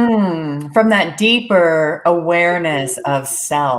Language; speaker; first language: English; native; English